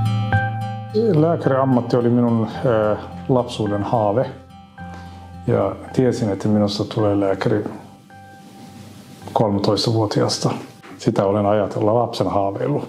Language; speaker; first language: Finnish; non-native, fluent; Somali